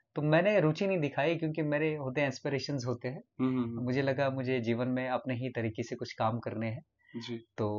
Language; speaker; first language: Hindi; non-native, local second language; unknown